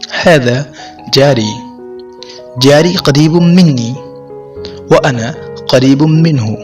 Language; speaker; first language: Arabic; non-native, fluent; Urdu